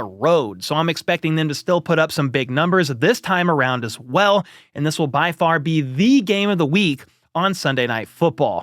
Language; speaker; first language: English; native; English